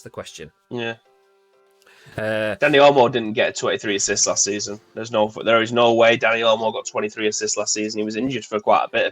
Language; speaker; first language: English; native; English